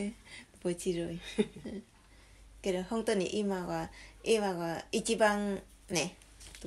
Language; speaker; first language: Japanese; non-native, learner; Vietnamese